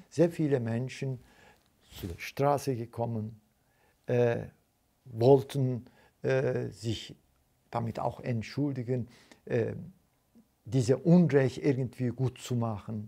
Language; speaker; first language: German; non-native, fluent; Turkish